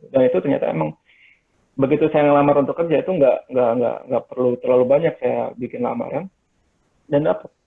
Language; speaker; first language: Indonesian; native; Indonesian